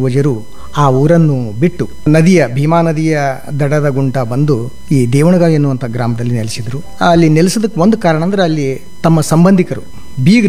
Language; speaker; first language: Kannada; non-native, local second language; Marathi